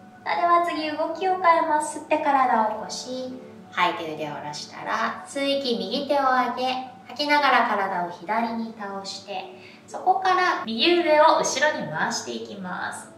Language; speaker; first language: Japanese; native; Japanese